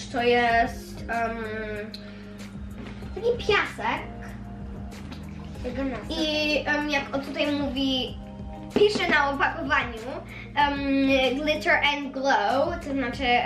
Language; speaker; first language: Polish; early bilingual, heritage; Polish